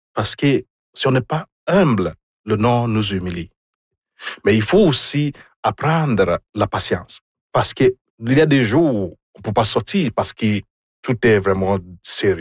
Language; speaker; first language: French; non-native, fluent; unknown